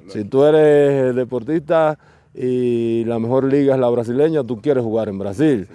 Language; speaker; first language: Spanish; native; Spanish